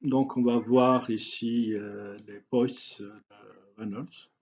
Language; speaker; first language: French; non-native, local second language; Arabic